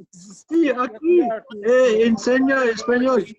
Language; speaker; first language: Spanish; non-native, learner; English